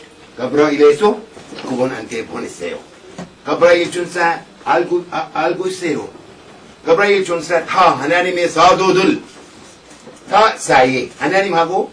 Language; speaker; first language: Korean; non-native, learner; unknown